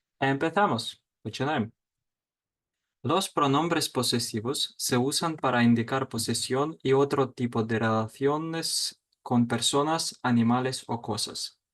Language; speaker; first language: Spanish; non-native, fluent; Ukrainian